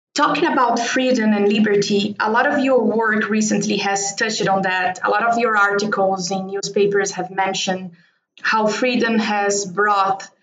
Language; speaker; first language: English; non-native, fluent; Portuguese